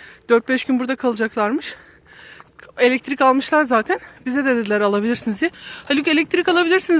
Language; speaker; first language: Turkish; native; Turkish